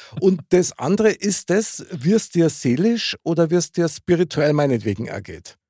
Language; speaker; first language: German; native; German